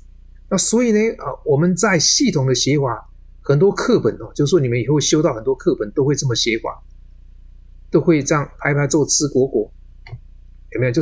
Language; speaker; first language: Chinese; native; Chinese